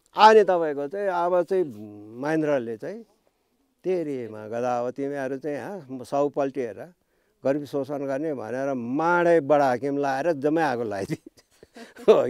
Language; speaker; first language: Nepali; non-native, local second language; Gurung